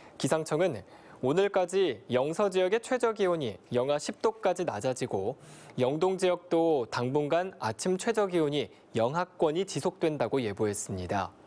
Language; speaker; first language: Korean; native; Korean